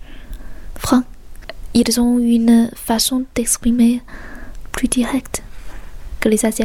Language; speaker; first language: French; non-native, fluent; Chinese